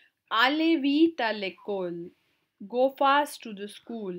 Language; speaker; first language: French; non-native, fluent; Hindi